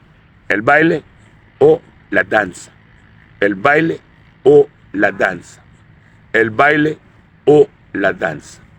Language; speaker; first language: Spanish; non-native, fluent; Urdu